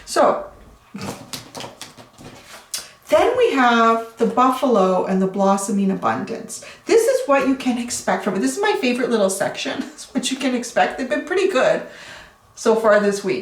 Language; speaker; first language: English; native; English